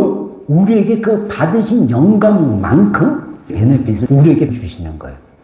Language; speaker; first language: Korean; native; Korean